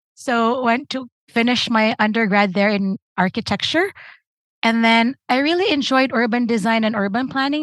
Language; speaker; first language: English; non-native, local second language; Cebuano